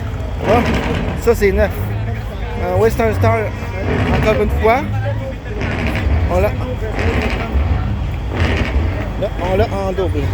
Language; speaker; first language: French; native; French